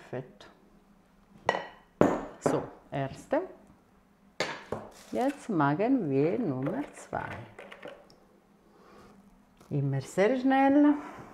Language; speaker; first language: German; non-native, fluent; Italian